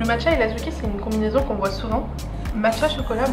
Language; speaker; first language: French; native; French